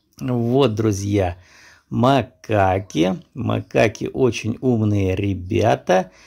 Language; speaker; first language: Russian; native; Russian